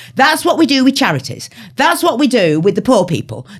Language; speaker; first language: English; native; English